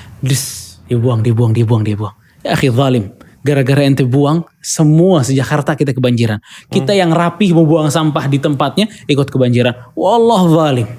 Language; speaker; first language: Indonesian; native; Indonesian